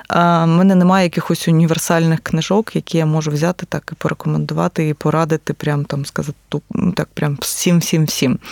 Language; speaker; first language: Ukrainian; native; Ukrainian